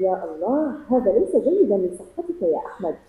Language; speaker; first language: Arabic; non-native, learner; Indonesian